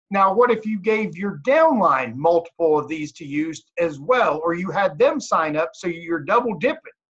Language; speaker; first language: English; native; English